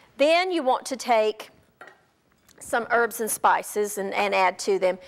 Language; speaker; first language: English; native; English